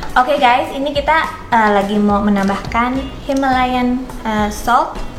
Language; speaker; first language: Indonesian; native; Indonesian